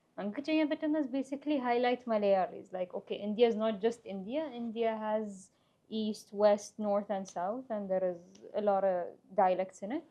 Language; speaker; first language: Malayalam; non-native, fluent; Arabic